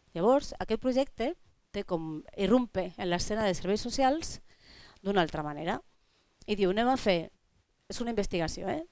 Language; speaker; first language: Catalan; non-native, local second language; Spanish